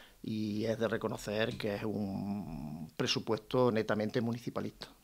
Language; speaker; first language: Spanish; native; Spanish